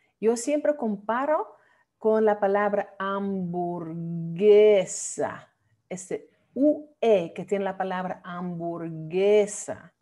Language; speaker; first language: Spanish; non-native, fluent; Dutch